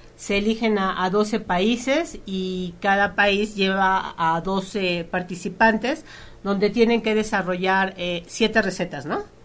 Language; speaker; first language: Spanish; native; Spanish